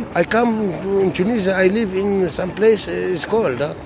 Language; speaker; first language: English; non-native, learner; Arabic